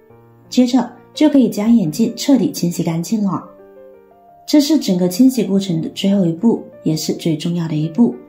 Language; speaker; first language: Chinese; native; Chinese